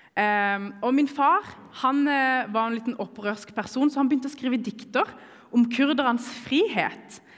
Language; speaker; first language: Norwegian; early bilingual, other home language; Kurdish